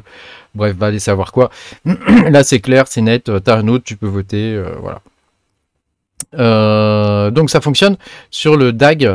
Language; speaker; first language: French; native; French